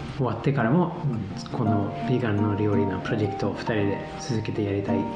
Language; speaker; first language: Japanese; non-native, fluent; Swedish